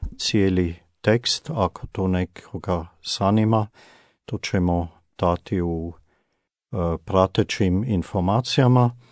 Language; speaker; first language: Croatian; non-native, fluent; German